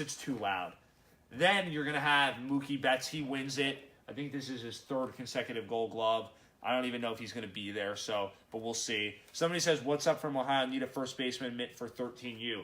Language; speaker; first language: English; native; English